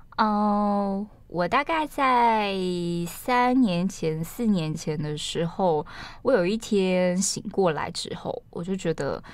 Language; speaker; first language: Chinese; native; Chinese